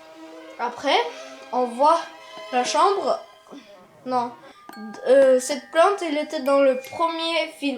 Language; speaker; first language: French; non-native, learner; Russian